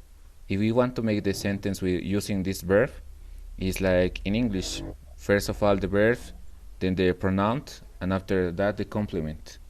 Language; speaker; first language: English; non-native, fluent; Spanish